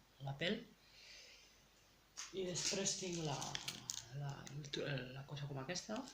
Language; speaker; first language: Catalan; non-native, learner; French